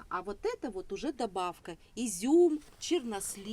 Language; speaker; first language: Russian; native; Russian